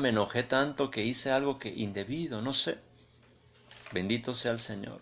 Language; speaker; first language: Spanish; native; Spanish